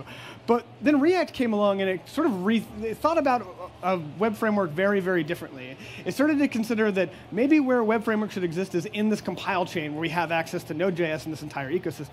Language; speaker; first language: English; native; English